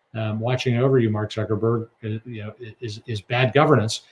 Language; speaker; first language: English; native; English